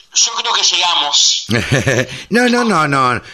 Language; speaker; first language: Spanish; native; Spanish